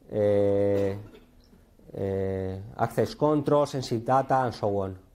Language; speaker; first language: English; non-native, learner; Spanish